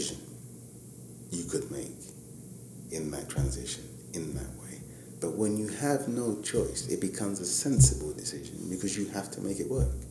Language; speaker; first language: English; native; English